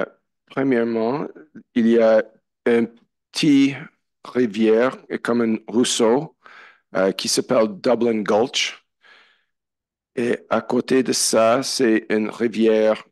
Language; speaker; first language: French; non-native, learner; English